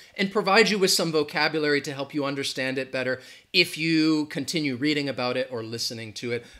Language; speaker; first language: English; native; English